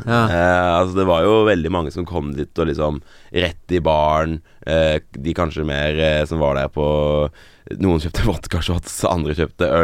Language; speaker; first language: Norwegian; native; Norwegian